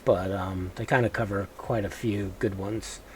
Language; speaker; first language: English; native; English